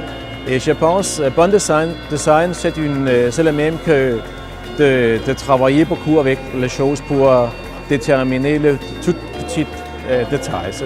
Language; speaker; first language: French; non-native, learner; Danish